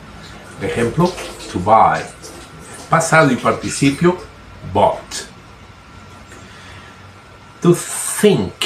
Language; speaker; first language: Spanish; non-native, fluent; Portuguese